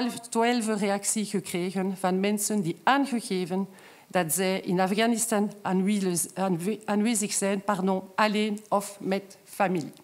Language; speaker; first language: Dutch; non-native, local second language; French